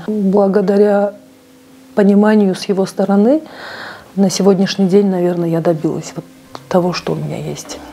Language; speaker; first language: Russian; non-native, local second language; Kyrgyz